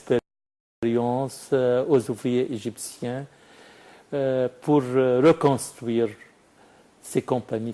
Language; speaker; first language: French; non-native, fluent; Arabic